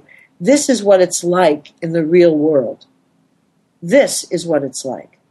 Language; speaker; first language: English; native; English